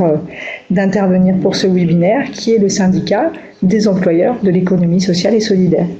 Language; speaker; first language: French; native; French